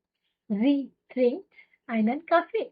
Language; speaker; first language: German; non-native, fluent; Hindi